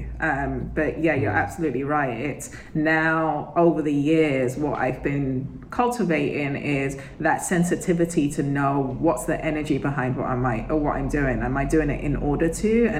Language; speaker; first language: English; native; English